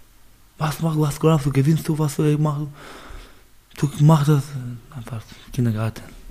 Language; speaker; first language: German; non-native, learner; Baluchi